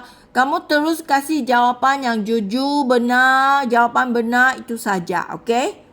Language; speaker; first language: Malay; non-native, local second language; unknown